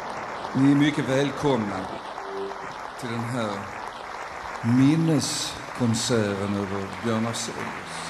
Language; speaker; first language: Swedish; native; Swedish